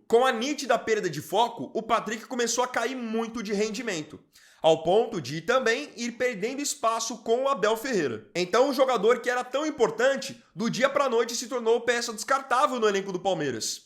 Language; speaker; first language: Portuguese; native; Portuguese